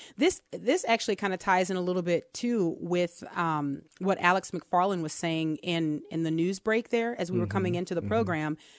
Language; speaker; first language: English; native; English